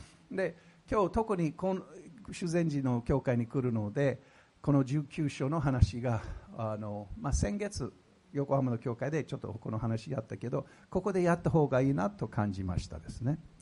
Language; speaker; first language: Japanese; non-native, fluent; English